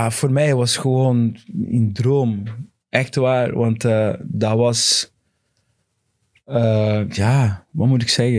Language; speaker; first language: Dutch; non-native, fluent; Portuguese